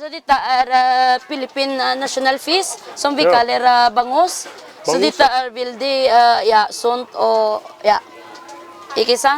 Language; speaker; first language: Norwegian; non-native, learner; Filipino